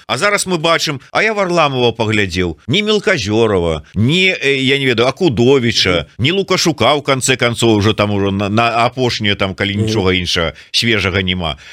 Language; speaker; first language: Belarusian; non-native, local second language; Russian